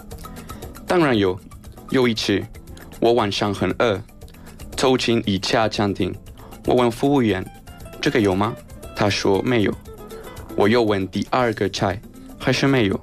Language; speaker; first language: Chinese; non-native, learner; Spanish